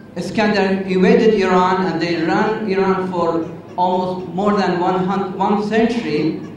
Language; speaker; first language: English; non-native, fluent; Persian